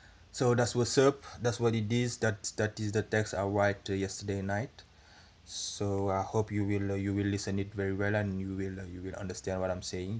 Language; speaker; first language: English; non-native, learner; Wolof